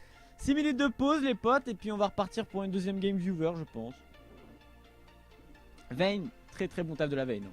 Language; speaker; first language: French; native; French